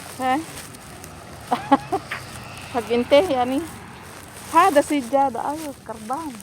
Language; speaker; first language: Arabic; non-native, learner; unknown